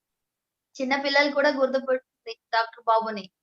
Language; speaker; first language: Telugu; non-native, learner; Malayalam